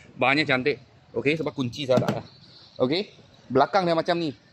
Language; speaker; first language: Malay; non-native, local second language; Chinese